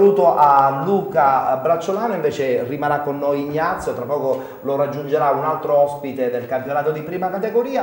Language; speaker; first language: Italian; native; Italian